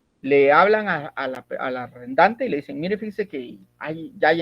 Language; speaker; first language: Spanish; native; Spanish